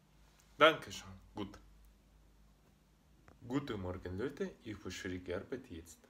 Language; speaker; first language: German; non-native, learner; Russian